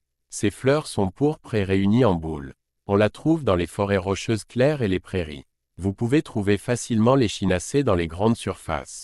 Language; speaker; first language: French; native; French